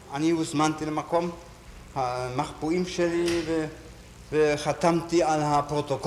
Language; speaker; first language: Hebrew; non-native, fluent; German